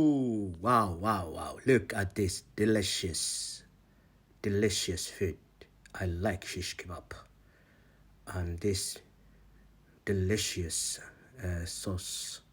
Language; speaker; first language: English; non-native, fluent; Somali